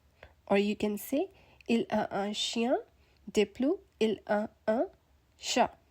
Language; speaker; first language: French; non-native, learner; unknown